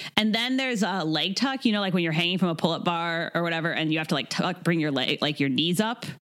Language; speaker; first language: English; native; English